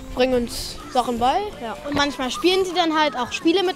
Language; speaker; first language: German; native; German